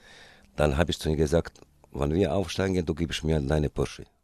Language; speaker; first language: German; non-native, fluent; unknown